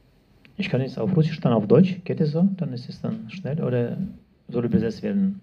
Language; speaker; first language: German; non-native, fluent; Russian